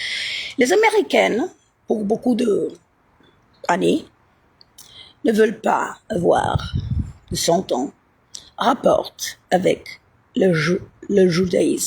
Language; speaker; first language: French; non-native, fluent; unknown